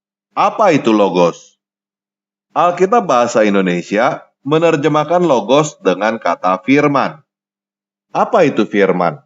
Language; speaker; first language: Indonesian; native; Indonesian